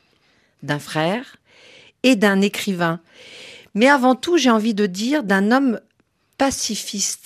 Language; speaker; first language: French; native; French